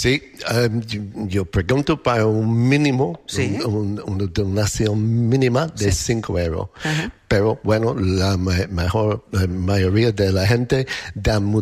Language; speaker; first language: Spanish; non-native, learner; English